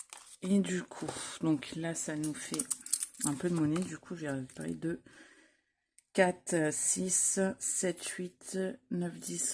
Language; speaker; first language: French; native; French